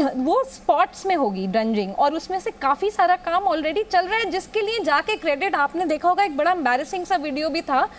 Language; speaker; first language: Hindi; native; Hindi